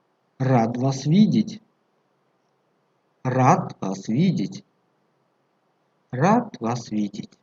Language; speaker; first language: Russian; non-native, fluent; Tajik